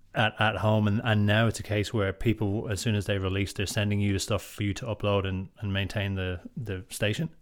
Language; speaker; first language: English; native; English